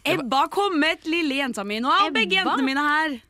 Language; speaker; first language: Norwegian; native; Norwegian